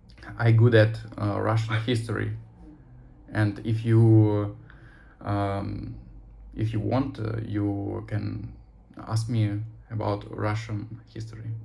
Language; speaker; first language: English; non-native, learner; Russian